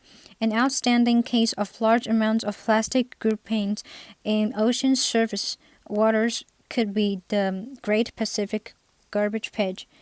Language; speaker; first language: English; non-native, fluent; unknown